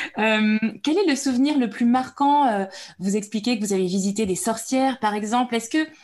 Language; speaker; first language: French; native; French